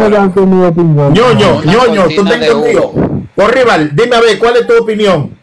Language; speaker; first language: Spanish; native; Spanish